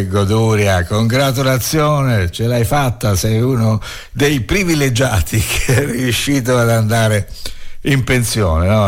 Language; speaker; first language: Italian; native; Italian